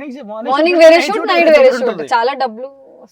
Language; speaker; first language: Telugu; non-native, local second language; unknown